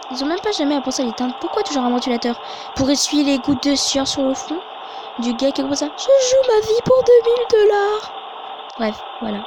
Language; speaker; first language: French; native; French